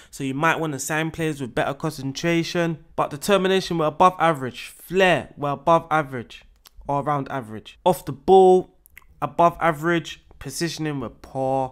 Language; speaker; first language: English; native; English